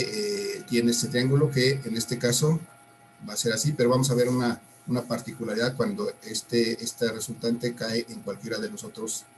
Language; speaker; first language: Spanish; native; Spanish